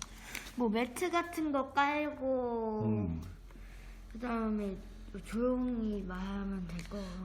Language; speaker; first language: Korean; native; Korean